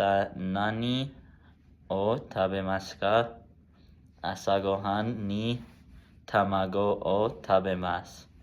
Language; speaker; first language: Japanese; non-native, learner; English